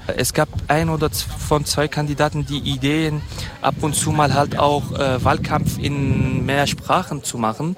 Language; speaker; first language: German; non-native, fluent; Kurdish